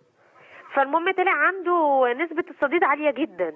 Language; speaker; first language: Arabic; native; Arabic